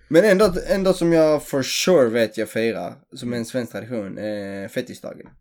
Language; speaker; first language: Swedish; early bilingual, other home language; Greek